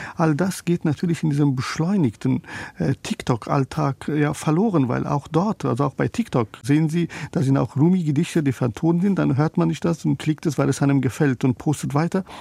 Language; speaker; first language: German; non-native, fluent; Persian